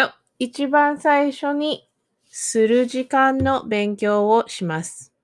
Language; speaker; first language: Japanese; non-native, fluent; English